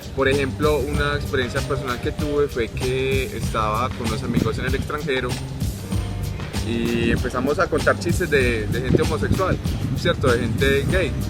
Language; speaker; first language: Spanish; native; Spanish